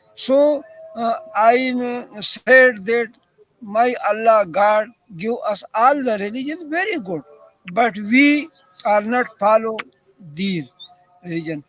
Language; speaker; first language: English; non-native, learner; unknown